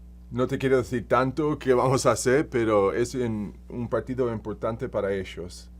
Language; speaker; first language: Spanish; early bilingual, heritage; Spanish